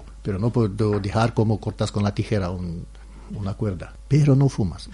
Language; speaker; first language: Spanish; non-native, learner; Romanian